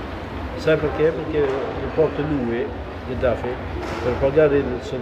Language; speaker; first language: Italian; non-native, learner; Arabic